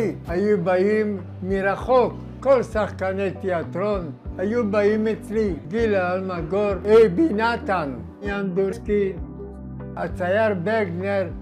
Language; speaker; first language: Hebrew; non-native, fluent; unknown